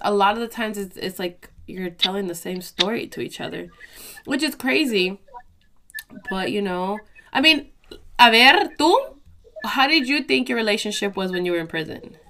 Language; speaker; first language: English; early bilingual, other home language; Spanish